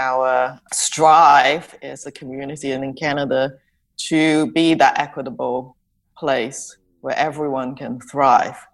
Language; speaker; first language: English; native; English